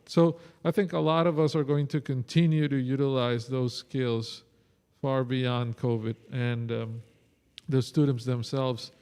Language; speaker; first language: English; non-native, fluent; Spanish